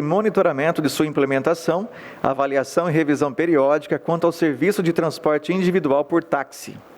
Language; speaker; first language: Portuguese; native; Portuguese